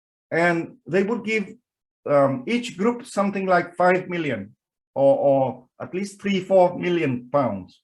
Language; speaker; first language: English; non-native, fluent; Vietnamese